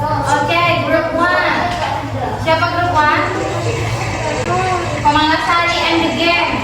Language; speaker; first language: English; non-native, learner; Indonesian